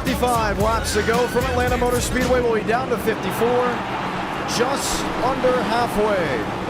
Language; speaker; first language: English; native; English